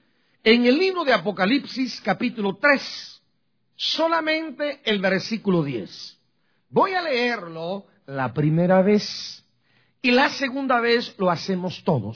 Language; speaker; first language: Spanish; native; Spanish